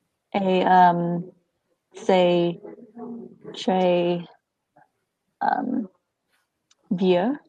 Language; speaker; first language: French; non-native, learner; English